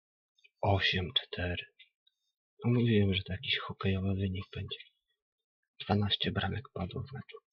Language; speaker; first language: Polish; native; Polish